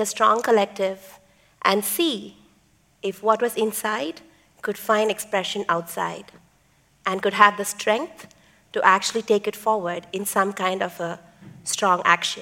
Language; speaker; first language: English; non-native, local second language; Tamil